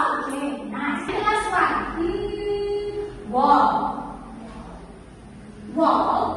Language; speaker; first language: English; non-native, fluent; Indonesian